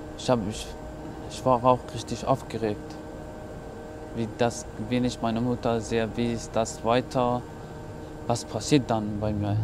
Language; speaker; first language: German; non-native, learner; Persian